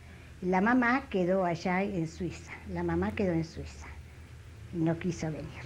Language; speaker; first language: Spanish; native; Spanish